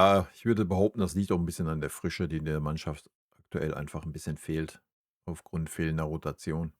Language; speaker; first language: German; native; German